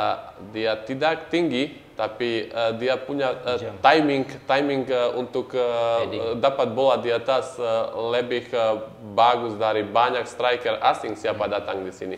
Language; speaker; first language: Indonesian; non-native, learner; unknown